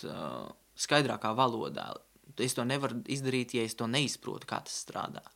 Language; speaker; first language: Latvian; non-native, local second language; Russian